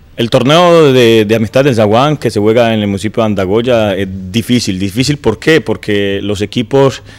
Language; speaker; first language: Spanish; native; Spanish